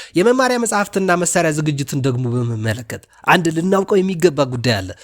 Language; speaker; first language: Amharic; native; Amharic